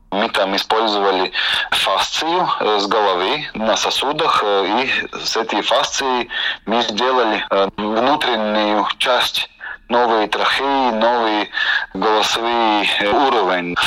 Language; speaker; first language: Russian; non-native, local second language; Latvian